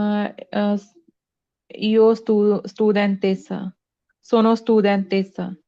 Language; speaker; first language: Italian; non-native, learner; Punjabi